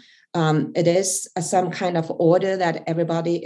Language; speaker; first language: English; non-native, fluent; Chinese